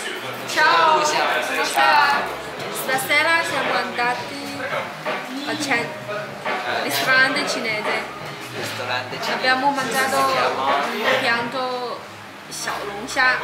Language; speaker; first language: Italian; non-native, learner; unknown